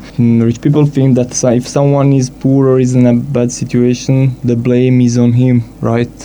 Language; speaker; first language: English; non-native, fluent; Italian